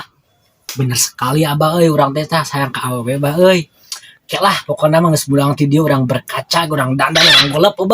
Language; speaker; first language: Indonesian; non-native, local second language; Sundanese